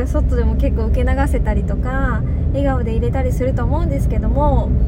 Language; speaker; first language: Japanese; native; Japanese